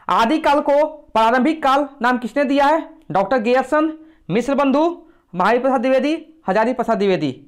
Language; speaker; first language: Hindi; native; Hindi